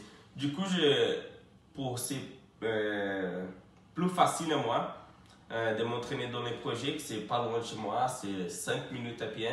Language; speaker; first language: French; non-native, fluent; Portuguese